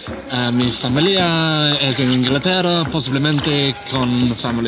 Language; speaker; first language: Spanish; non-native, learner; English